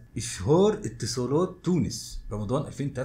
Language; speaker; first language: Arabic; native; Arabic